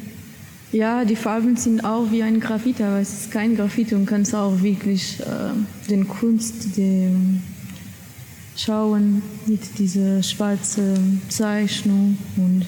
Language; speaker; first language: German; non-native, learner; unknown